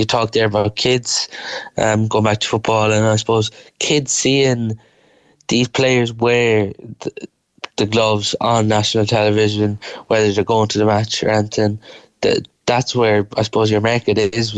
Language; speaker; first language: English; native; English